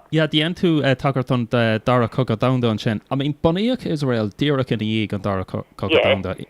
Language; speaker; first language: Irish; non-native, local second language; English